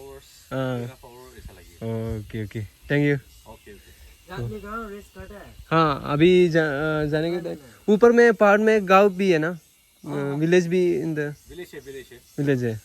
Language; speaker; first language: Hindi; non-native, local second language; Malayalam